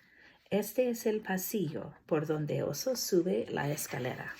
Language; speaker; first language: Spanish; non-native, fluent; English